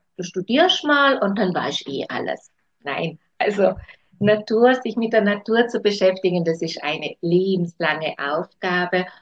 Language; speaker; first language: German; native; German